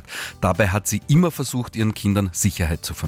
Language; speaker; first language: German; native; German